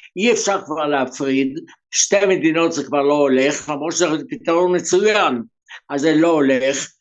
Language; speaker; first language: Hebrew; native; Hebrew